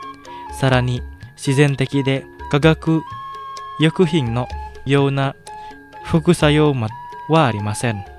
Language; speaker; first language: Japanese; non-native, fluent; Indonesian